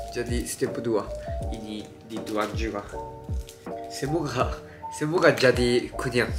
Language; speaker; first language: Indonesian; non-native, learner; Japanese